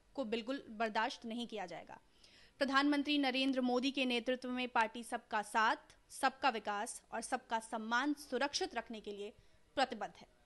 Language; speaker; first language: Hindi; native; Hindi